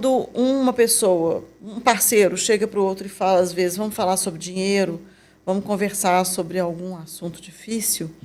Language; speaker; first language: Portuguese; native; Portuguese